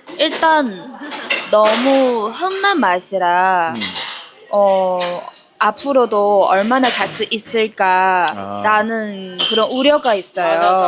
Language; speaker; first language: Korean; non-native, fluent; Chinese